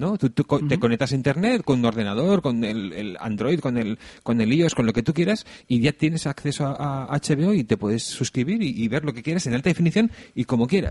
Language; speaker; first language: Spanish; native; Spanish